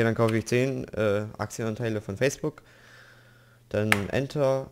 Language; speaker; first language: German; native; German